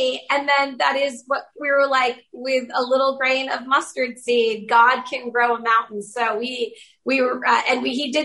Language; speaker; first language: English; native; English